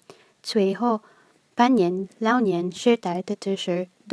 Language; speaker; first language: Chinese; non-native, learner; Filipino